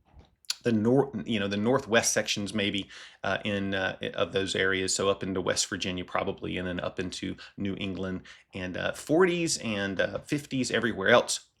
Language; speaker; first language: English; native; English